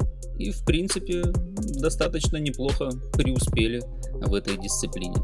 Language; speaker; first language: Russian; native; Russian